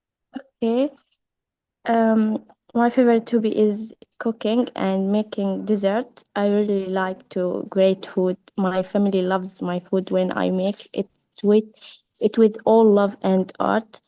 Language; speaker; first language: English; non-native, learner; Arabic